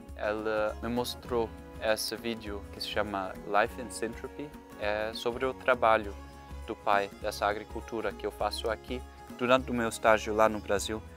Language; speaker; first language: Portuguese; non-native, fluent; German